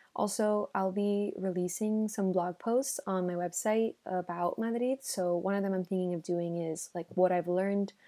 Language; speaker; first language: English; early bilingual, other home language; Spanish